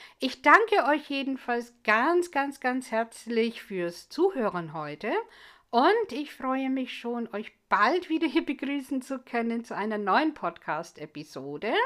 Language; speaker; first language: German; non-native, fluent; English